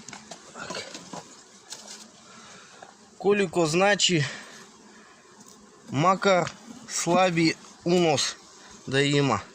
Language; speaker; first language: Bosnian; non-native, learner; Russian